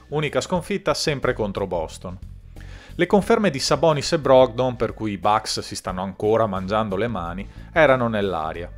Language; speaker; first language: Italian; native; Italian